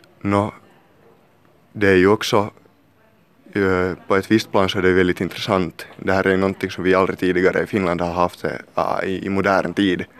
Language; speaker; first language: Swedish; native; Swedish